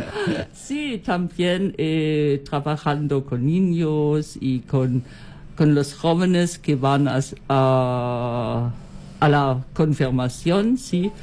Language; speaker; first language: Spanish; non-native, learner; German